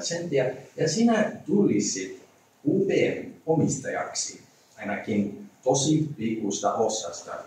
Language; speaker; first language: Finnish; non-native, learner; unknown